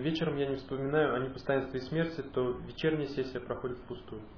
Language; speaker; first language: Russian; native; Russian